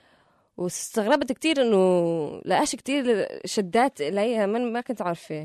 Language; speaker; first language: Arabic; native; Arabic